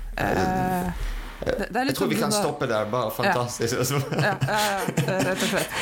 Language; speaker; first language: Norwegian; non-native, fluent; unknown